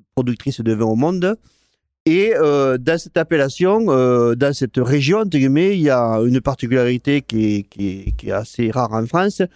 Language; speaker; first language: French; non-native, fluent; Spanish